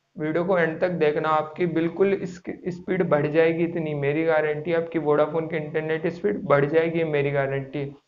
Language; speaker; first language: Hindi; native; Hindi